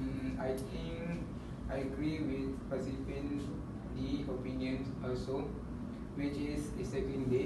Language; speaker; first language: English; non-native, learner; Malay